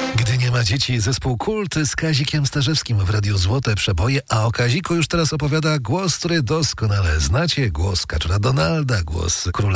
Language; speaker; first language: Polish; native; Polish